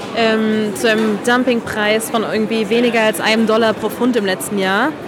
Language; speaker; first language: German; non-native, fluent; Catalan